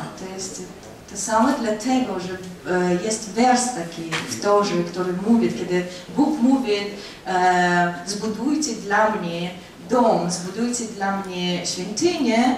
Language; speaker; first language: Polish; non-native, fluent; Russian